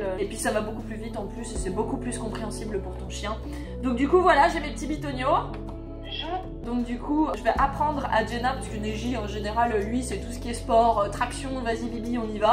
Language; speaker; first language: French; native; French